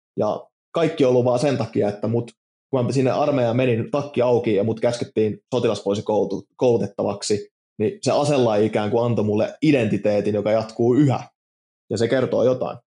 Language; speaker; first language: Finnish; native; Finnish